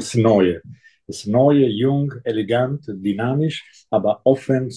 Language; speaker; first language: German; non-native, fluent; Italian